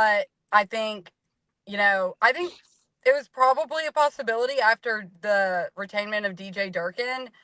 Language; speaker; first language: English; native; English